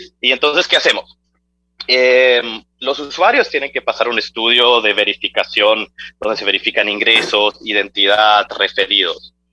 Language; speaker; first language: Spanish; early bilingual, heritage; Spanish